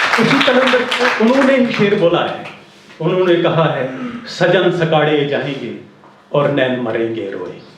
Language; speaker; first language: Urdu; non-native, local second language; Kashmiri